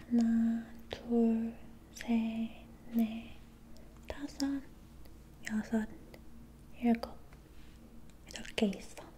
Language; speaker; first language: Korean; non-native, learner; English